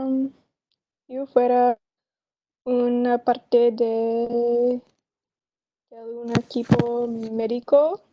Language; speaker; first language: Spanish; non-native, learner; English